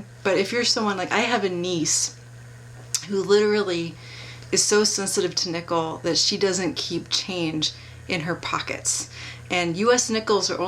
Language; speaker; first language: English; native; English